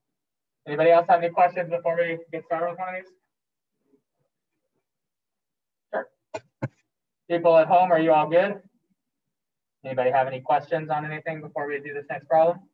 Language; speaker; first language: English; native; English